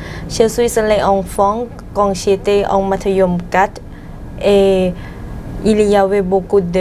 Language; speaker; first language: French; non-native, learner; Thai